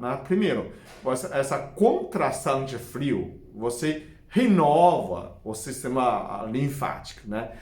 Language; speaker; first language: Portuguese; non-native, fluent; Chinese